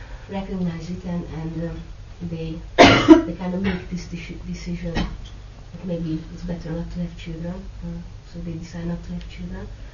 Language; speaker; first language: English; non-native, fluent; Hungarian